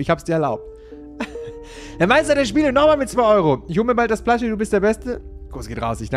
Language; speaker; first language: German; native; German